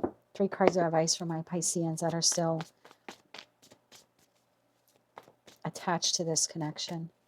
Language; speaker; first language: English; native; English